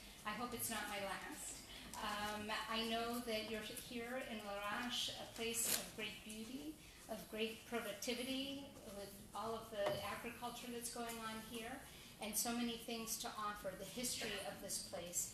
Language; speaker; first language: English; native; English